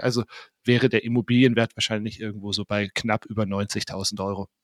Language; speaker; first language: German; native; German